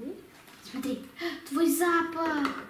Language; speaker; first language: Russian; non-native, local second language; Lithuanian